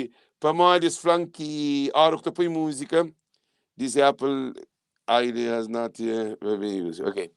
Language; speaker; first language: Portuguese; non-native, local second language; Kabuverdianu